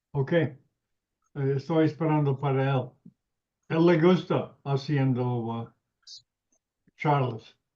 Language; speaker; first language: Spanish; non-native, learner; English